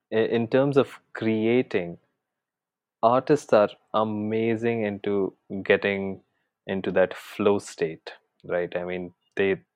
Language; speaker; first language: English; non-native, local second language; Hindi